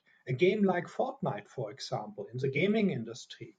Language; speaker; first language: English; non-native, fluent; German